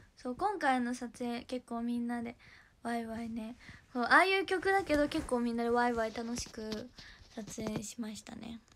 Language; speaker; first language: Japanese; native; Japanese